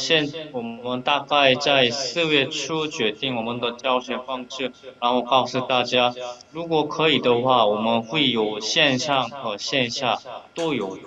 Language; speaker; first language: Chinese; non-native, fluent; Korean